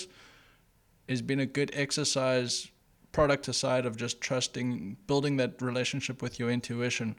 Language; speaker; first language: English; native; English